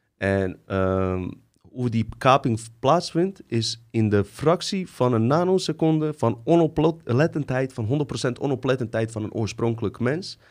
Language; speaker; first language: Dutch; early bilingual, other home language; Bosnian